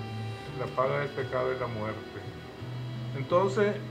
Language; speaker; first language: Spanish; native; Spanish